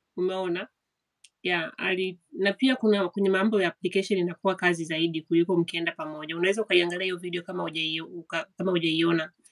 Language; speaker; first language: Swahili; native; Swahili